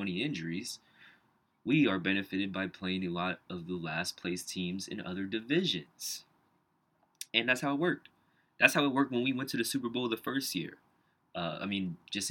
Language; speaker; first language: English; native; English